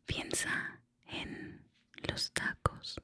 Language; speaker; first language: Spanish; early bilingual, heritage; Spanish